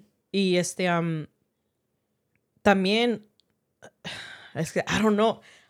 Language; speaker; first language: Spanish; early bilingual, heritage; Spanish